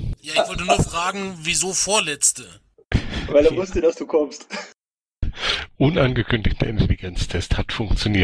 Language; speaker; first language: German; native; German